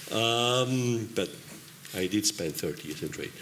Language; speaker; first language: English; non-native, fluent; Italian